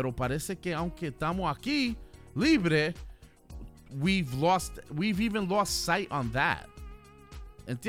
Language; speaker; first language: Spanish; early bilingual, heritage; Spanish